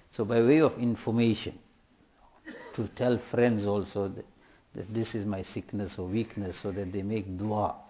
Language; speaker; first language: English; native; English